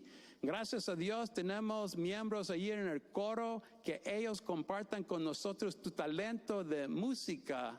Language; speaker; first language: Spanish; non-native, fluent; English